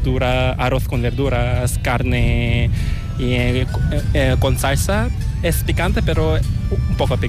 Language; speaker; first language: Spanish; non-native, fluent; Korean